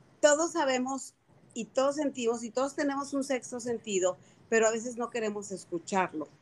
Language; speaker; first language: Spanish; native; Spanish